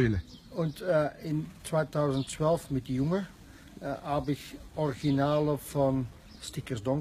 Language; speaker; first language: German; non-native, learner; Dutch